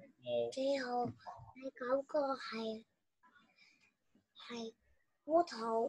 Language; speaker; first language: Chinese; non-native, learner; Vietnamese